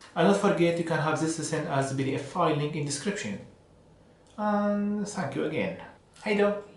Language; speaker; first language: English; non-native, fluent; Arabic